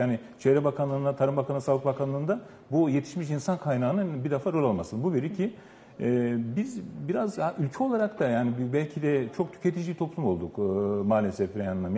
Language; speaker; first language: Turkish; native; Turkish